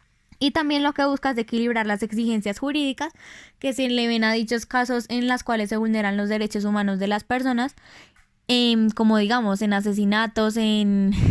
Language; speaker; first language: Spanish; native; Spanish